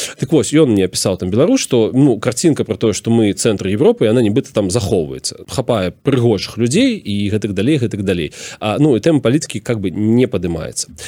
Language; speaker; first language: Belarusian; non-native, local second language; Russian